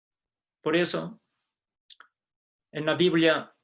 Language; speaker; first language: Spanish; non-native, fluent; Korean